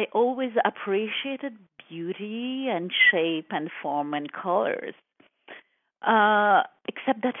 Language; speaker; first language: English; non-native, fluent; French